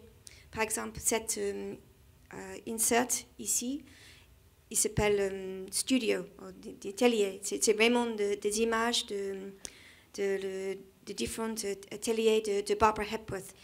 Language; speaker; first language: French; non-native, learner; English